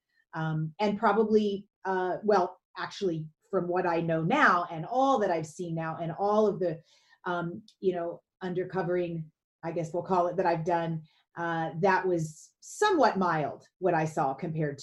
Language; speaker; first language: English; native; English